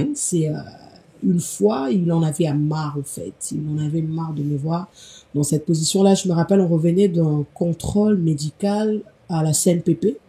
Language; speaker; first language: French; non-native, local second language; Lingala